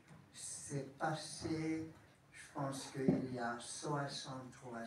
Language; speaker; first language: French; non-native, fluent; Hungarian